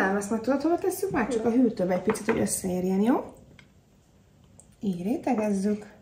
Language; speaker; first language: Hungarian; native; Hungarian